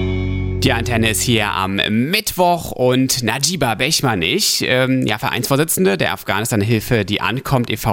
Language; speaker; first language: German; native; German